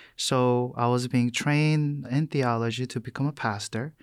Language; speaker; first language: English; non-native, fluent; Korean